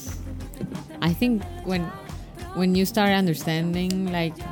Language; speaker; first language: English; non-native, fluent; Spanish